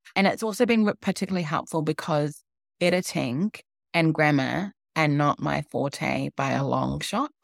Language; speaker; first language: English; native; English